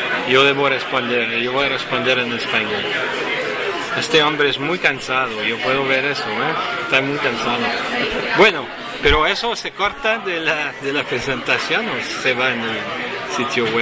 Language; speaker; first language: Spanish; non-native, fluent; French